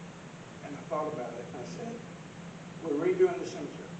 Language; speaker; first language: English; native; English